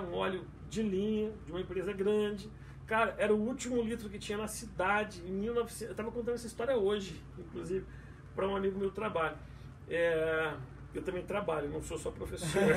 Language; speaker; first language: Portuguese; native; Portuguese